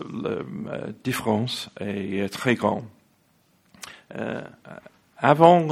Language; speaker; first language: French; non-native, learner; English